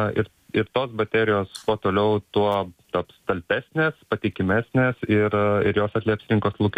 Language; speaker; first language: Lithuanian; native; Lithuanian